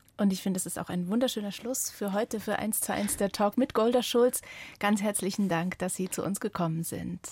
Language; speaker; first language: German; native; German